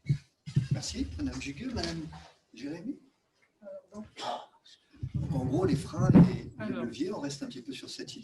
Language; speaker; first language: French; native; French